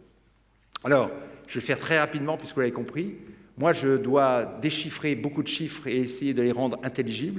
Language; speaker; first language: French; native; French